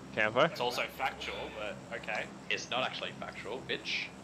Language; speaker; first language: English; native; English